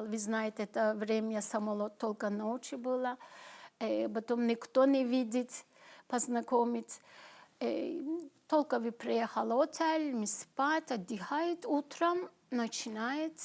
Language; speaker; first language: Russian; non-native, learner; Turkish